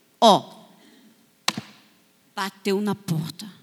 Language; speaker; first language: Portuguese; non-native, fluent; Dutch